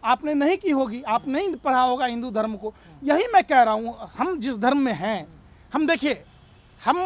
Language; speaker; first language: Hindi; native; Hindi